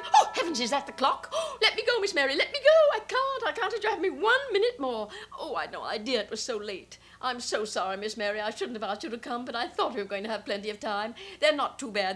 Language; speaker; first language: English; native; English